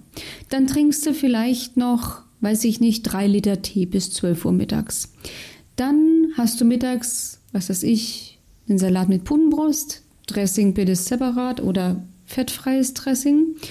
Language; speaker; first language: German; native; German